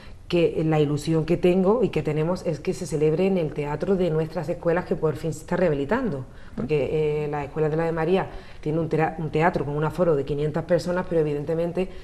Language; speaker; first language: Spanish; native; Spanish